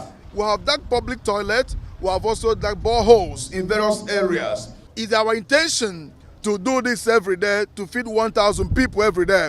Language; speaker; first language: English; non-native, local second language; Igbo